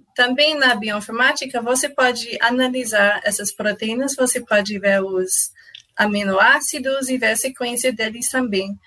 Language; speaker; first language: Portuguese; non-native, fluent; English